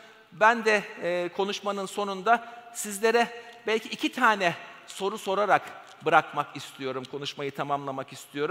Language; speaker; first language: Turkish; native; Turkish